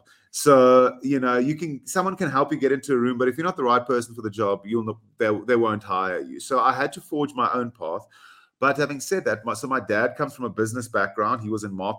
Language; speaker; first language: English; non-native, local second language; Afrikaans